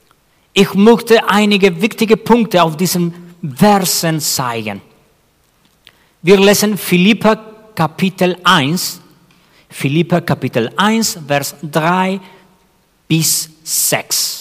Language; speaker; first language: German; non-native, fluent; Spanish